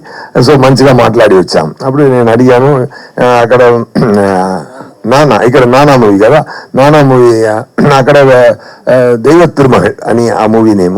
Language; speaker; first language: Telugu; non-native, fluent; Tamil